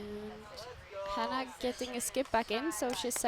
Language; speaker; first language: English; non-native, fluent; Norwegian